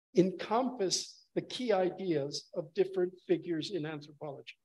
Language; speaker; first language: English; native; English